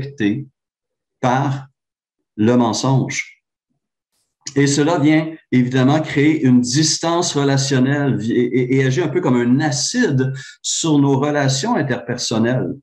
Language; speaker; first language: French; native; French